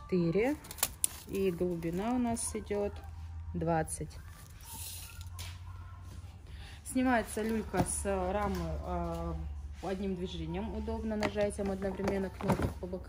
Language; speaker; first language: Russian; native; Russian